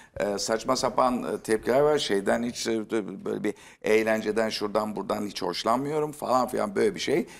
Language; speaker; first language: Turkish; native; Turkish